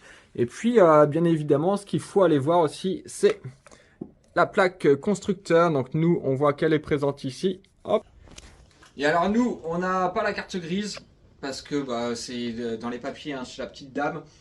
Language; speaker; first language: French; native; French